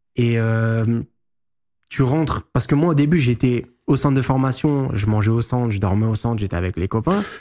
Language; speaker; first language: French; native; French